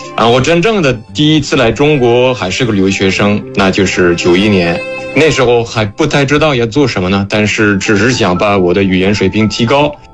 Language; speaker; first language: Chinese; non-native, fluent; French